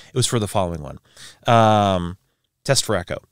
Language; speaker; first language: English; native; English